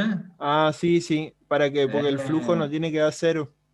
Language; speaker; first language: Spanish; native; Spanish